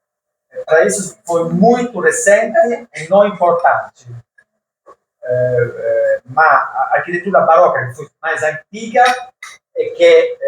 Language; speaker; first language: Portuguese; non-native, learner; Italian